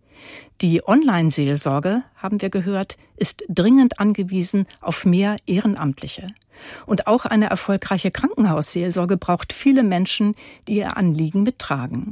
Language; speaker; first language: German; native; German